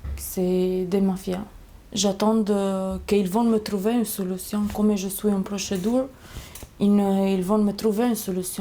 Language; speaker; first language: French; non-native, learner; Albanian